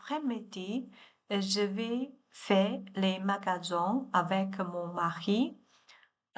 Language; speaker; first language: French; non-native, learner; Chinese